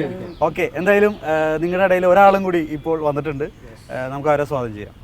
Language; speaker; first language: Malayalam; native; Malayalam